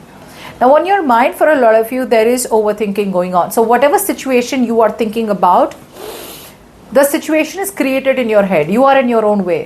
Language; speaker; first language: English; non-native, local second language; Hindi